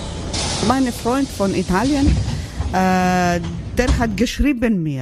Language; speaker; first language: German; non-native, learner; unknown